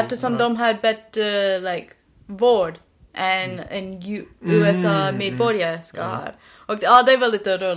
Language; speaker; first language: Swedish; non-native, learner; English